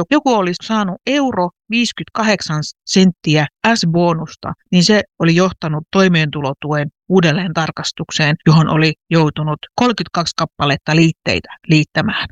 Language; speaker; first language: Finnish; native; Finnish